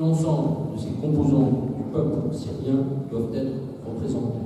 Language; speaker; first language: French; native; French